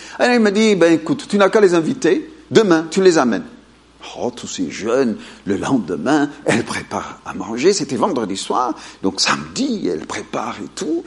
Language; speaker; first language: French; non-native, fluent; Amharic